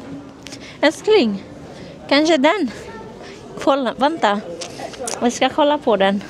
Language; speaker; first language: Swedish; non-native, learner; Filipino